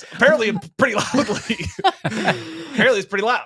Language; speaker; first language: English; native; English